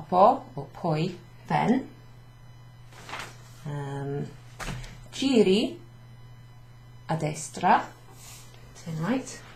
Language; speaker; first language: Italian; non-native, fluent; English